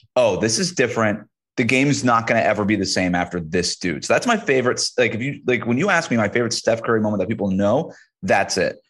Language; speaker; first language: English; native; English